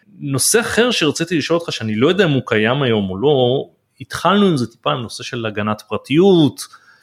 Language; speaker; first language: Hebrew; native; Hebrew